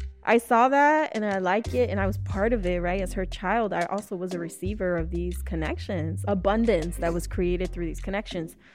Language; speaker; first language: English; early bilingual, other home language; Spanish